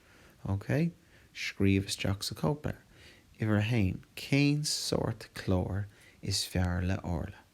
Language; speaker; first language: Irish; non-native, local second language; English